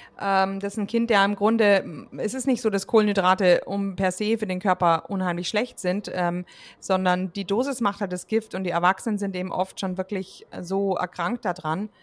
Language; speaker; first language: German; native; German